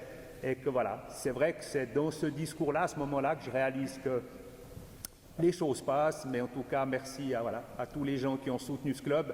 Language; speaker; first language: French; native; French